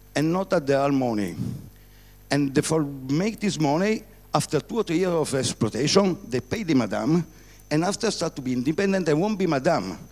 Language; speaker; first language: English; non-native, learner; Italian